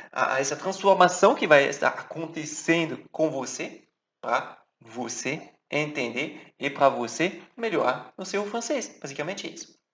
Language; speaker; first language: Portuguese; non-native, fluent; French